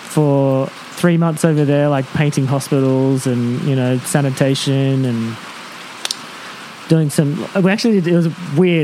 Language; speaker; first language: English; native; English